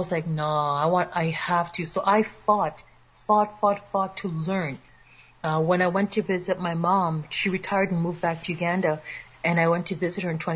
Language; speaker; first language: English; native; English